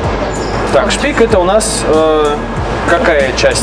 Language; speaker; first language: Russian; native; Russian